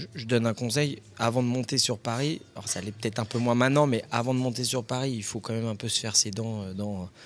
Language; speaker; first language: French; native; French